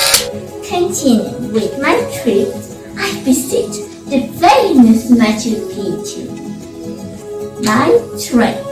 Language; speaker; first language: English; non-native, learner; Spanish